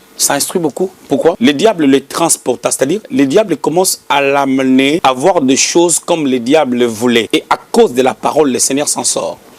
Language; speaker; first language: French; non-native, local second language; Lingala